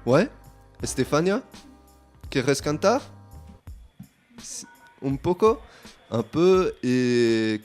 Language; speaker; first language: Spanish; non-native, learner; French